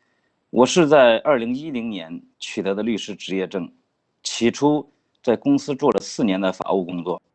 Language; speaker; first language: Chinese; native; Chinese